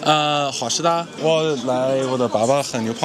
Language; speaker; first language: Chinese; non-native, learner; English